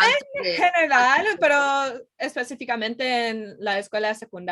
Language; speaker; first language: Spanish; non-native, learner; English